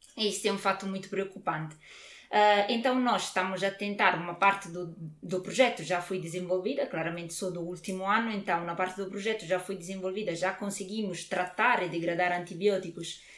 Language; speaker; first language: Portuguese; non-native, fluent; Italian